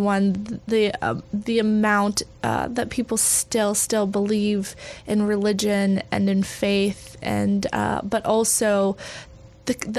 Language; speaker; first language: English; native; English